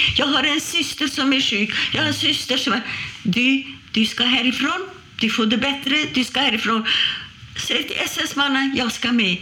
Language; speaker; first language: Swedish; non-native, fluent; Hungarian